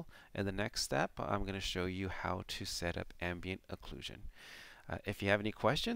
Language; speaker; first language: English; native; English